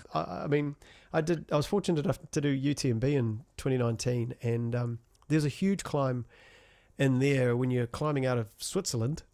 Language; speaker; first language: English; native; English